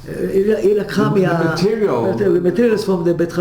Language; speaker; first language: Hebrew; early bilingual, other home language; Hungarian